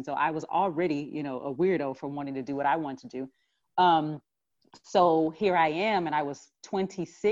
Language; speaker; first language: English; native; English